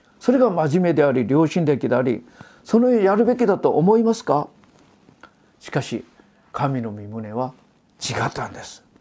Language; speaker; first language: Japanese; non-native, fluent; Korean